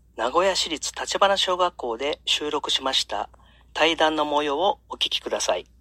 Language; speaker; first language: Japanese; native; Japanese